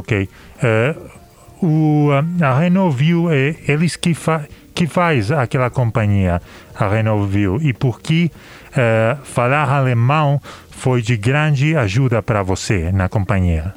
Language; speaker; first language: Portuguese; non-native, learner; Spanish